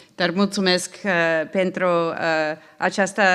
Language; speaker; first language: Romanian; non-native, learner; English